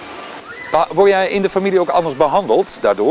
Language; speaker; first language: Dutch; native; Dutch